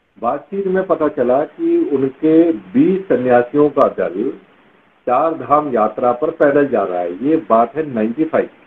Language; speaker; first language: Hindi; native; Hindi